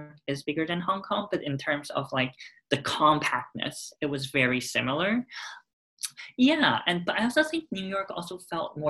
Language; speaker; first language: English; non-native, local second language; Cantonese